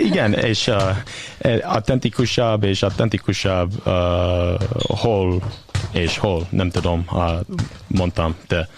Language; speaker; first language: Hungarian; non-native, learner; English